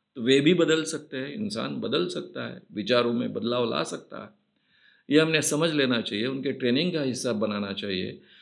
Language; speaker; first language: Hindi; non-native, local second language; Marathi